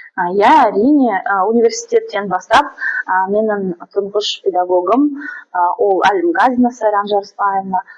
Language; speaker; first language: Kazakh; non-native, local second language; Russian